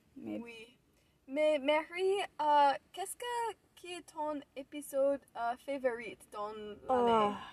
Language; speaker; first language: French; non-native, learner; English